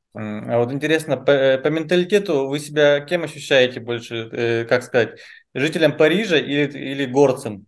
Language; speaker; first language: Russian; native; Russian